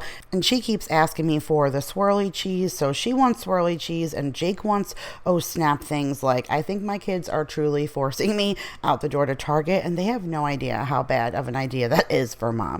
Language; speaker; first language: English; native; English